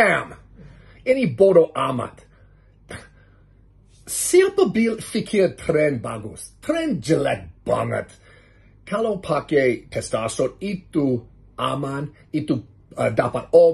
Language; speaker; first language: Indonesian; non-native, learner; English